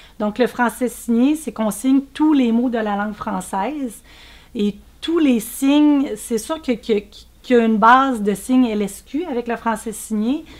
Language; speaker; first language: French; native; French